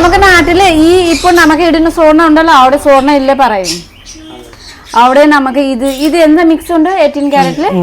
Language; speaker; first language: Malayalam; non-native, fluent; Nepali